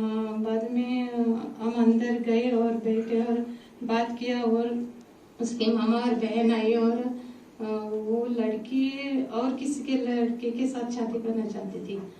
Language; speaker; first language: Hindi; non-native, local second language; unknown